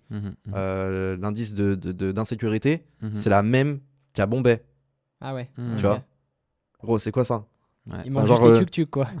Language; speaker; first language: French; native; French